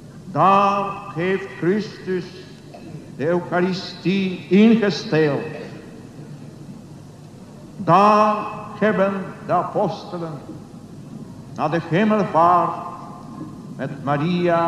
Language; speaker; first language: Dutch; non-native, learner; Polish